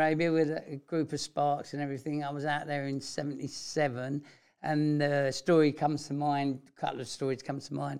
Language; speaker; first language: English; native; English